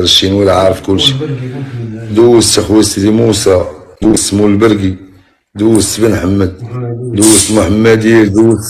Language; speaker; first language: Arabic; native; Arabic